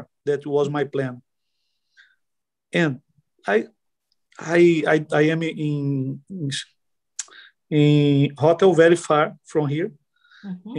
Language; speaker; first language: English; non-native, learner; Portuguese